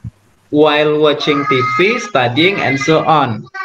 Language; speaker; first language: English; non-native, fluent; Indonesian